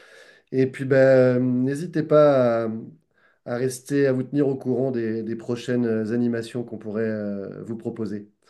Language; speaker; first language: French; native; French